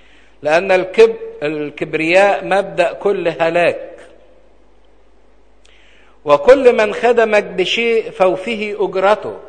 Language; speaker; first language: Arabic; native; Arabic